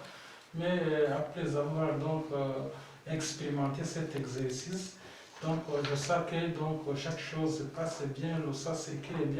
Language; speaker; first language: French; non-native, local second language; Rundi